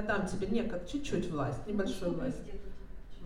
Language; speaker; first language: Russian; native; Russian